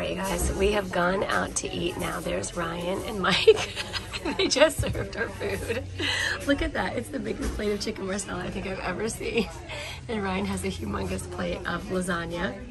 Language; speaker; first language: English; native; English